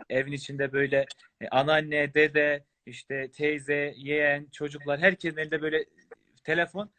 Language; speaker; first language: Turkish; native; Turkish